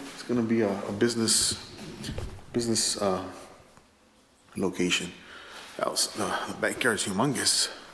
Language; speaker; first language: English; early bilingual, other home language; Spanish